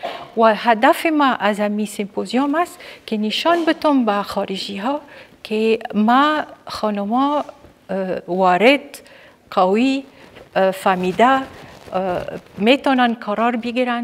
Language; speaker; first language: Persian; non-native, fluent; Arabic